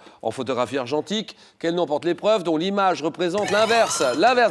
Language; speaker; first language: French; native; French